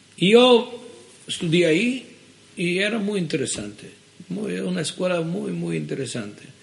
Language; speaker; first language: Spanish; early bilingual, heritage; Spanish